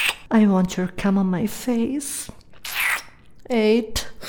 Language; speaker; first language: English; non-native, fluent; Italian